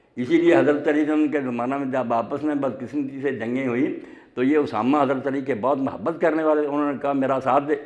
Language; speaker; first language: Urdu; non-native, local second language; Punjabi